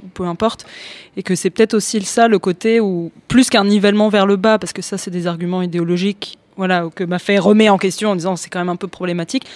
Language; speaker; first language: French; early bilingual, heritage; Greek